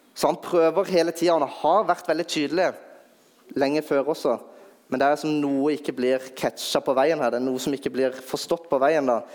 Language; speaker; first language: Norwegian; native; Norwegian